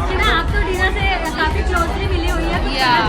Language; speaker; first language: Hindi; native; Hindi